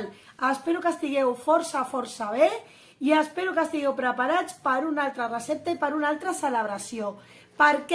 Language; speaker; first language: Catalan; native; Catalan